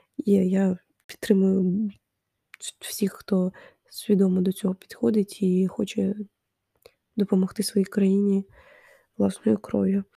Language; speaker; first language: Ukrainian; non-native, local second language; Russian